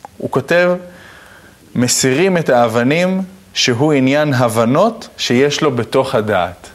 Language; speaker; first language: Hebrew; native; Hebrew